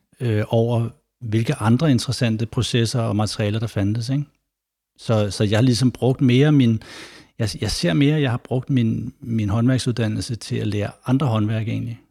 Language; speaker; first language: Danish; native; Danish